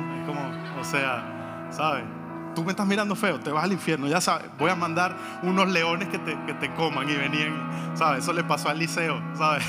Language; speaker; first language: Spanish; native; Spanish